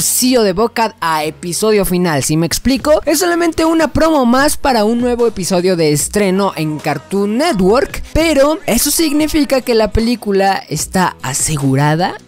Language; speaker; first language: Spanish; native; Spanish